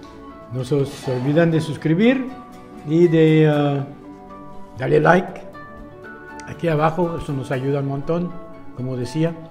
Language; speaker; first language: Spanish; non-native, fluent; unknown